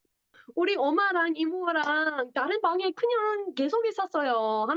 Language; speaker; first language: Korean; non-native, learner; English